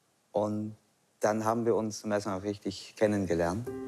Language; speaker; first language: German; non-native, fluent; English